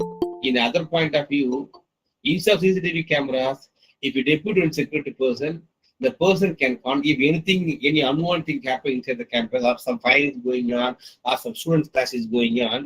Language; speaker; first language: English; non-native, local second language; Tamil